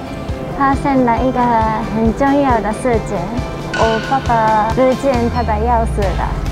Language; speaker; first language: Chinese; non-native, fluent; Japanese